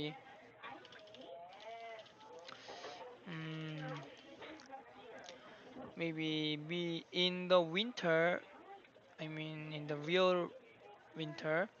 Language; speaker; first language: English; non-native, learner; Korean